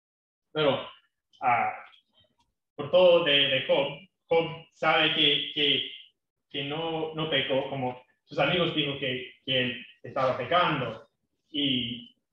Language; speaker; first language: Spanish; non-native, fluent; English